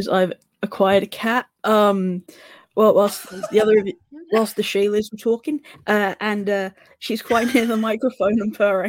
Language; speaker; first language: English; native; English